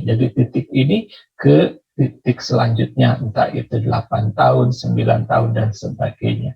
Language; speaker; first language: Indonesian; native; Indonesian